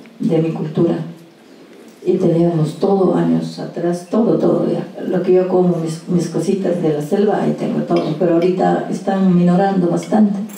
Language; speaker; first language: Spanish; non-native, local second language; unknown